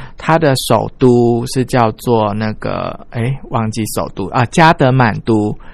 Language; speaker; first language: Chinese; early bilingual, heritage; Chinese